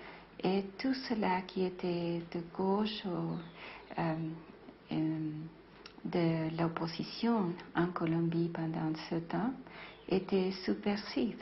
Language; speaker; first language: French; non-native, fluent; Spanish